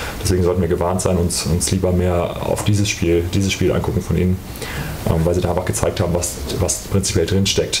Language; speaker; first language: German; native; German